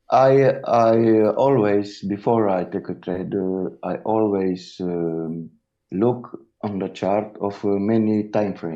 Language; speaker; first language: English; non-native, learner; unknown